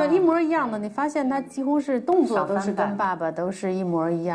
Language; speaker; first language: Chinese; native; Chinese